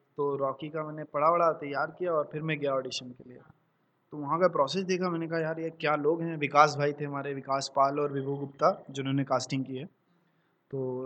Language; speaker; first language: Hindi; native; Hindi